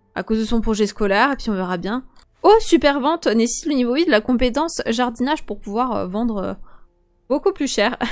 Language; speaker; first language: French; native; French